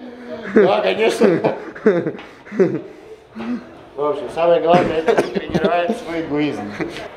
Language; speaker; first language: Russian; non-native, fluent; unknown